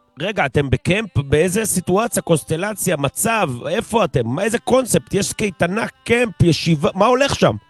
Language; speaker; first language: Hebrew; native; Hebrew